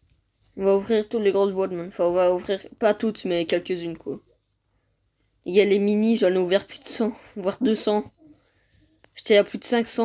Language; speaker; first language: French; native; French